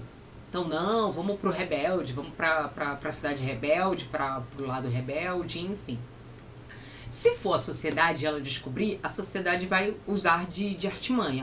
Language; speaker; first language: Portuguese; native; Portuguese